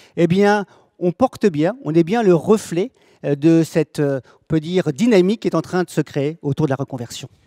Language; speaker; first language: French; native; French